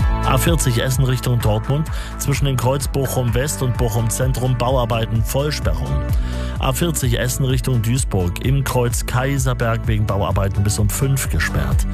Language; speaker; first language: German; native; German